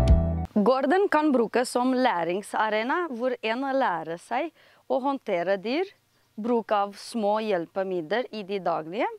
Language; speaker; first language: Norwegian; non-native, fluent; Romanian